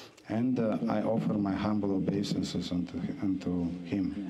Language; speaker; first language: English; non-native, fluent; Romanian